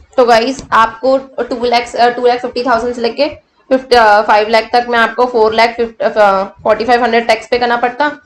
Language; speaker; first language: Hindi; native; Hindi